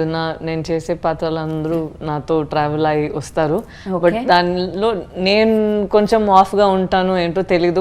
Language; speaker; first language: Telugu; non-native, fluent; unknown